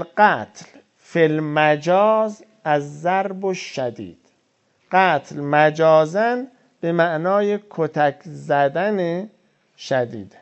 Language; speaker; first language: Persian; native; Persian